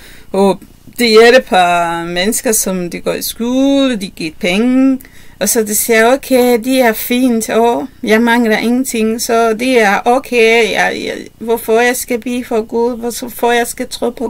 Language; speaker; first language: Danish; non-native, learner; Kinyarwanda